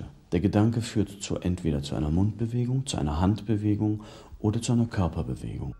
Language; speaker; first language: German; native; German